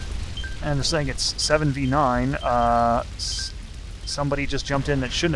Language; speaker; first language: English; native; English